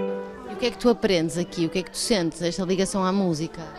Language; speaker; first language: Portuguese; native; Portuguese